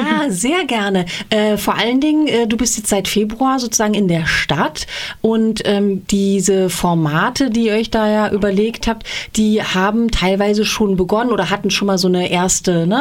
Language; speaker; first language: German; native; German